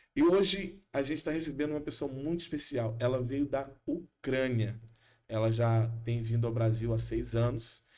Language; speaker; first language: Portuguese; native; Portuguese